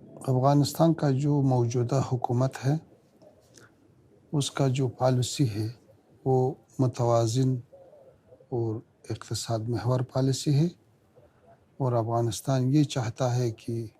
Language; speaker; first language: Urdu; non-native, learner; Pashto